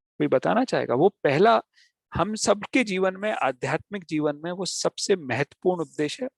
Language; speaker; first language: Hindi; native; Hindi